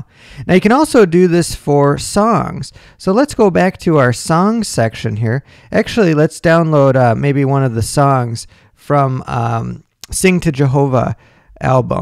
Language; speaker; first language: English; native; English